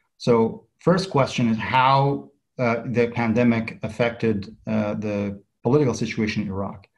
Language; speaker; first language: English; non-native, fluent; Central Kurdish